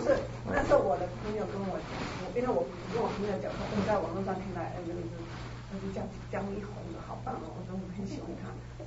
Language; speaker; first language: Chinese; native; Chinese